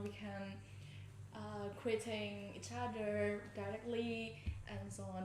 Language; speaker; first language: English; non-native, learner; Indonesian